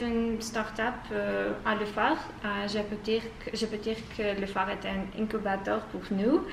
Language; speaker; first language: French; non-native, learner; Armenian